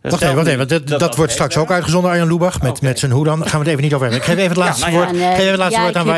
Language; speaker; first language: Dutch; native; Dutch